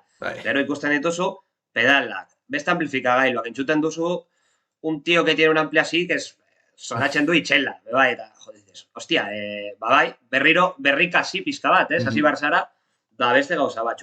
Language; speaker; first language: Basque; non-native, local second language; Spanish